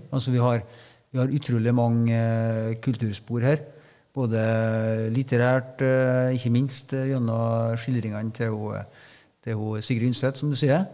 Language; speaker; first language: Norwegian; native; Norwegian